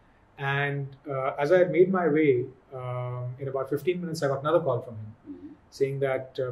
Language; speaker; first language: English; non-native, local second language; Hindi